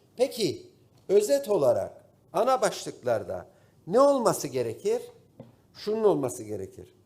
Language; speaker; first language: Turkish; native; Turkish